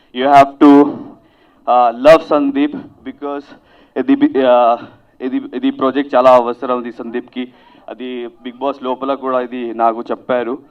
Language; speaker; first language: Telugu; non-native, local second language; Hindi